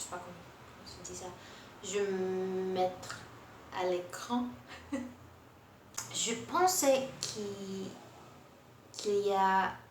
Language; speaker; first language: French; non-native, learner; Portuguese